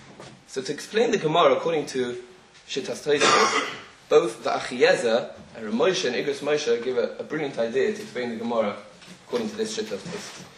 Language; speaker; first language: English; native; English